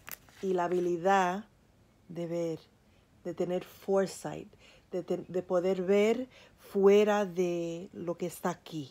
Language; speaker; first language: Spanish; early bilingual, heritage; Spanish